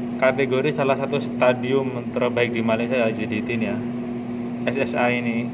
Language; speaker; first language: Malay; non-native, learner; Indonesian